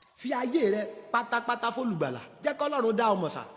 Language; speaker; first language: English; non-native, local second language; Yoruba